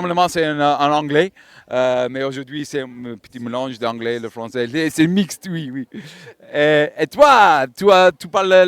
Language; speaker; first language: French; non-native, learner; English